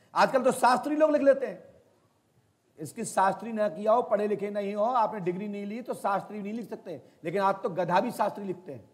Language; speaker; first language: Hindi; native; Hindi